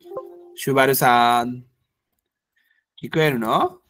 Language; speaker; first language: Japanese; non-native, fluent; Bangla